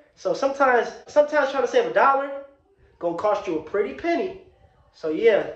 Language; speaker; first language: English; early bilingual, other home language; Spanish